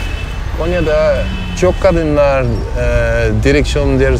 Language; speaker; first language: Turkish; non-native, learner; Dutch